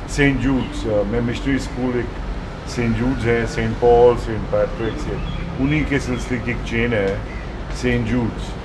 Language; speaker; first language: Urdu; non-native, local second language; Punjabi